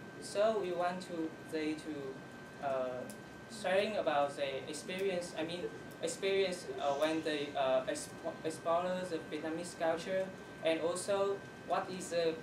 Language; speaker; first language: English; non-native, learner; Vietnamese